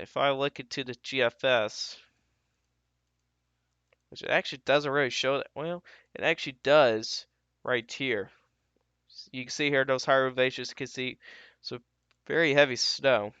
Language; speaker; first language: English; native; English